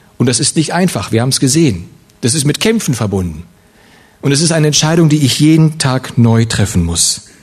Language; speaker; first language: German; early bilingual, other home language; Russian